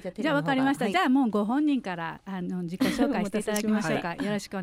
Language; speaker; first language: Japanese; native; Japanese